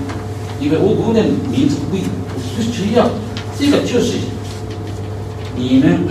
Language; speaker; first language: Chinese; non-native, learner; Japanese